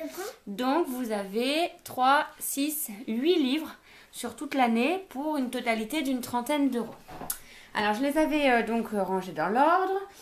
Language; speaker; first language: French; native; French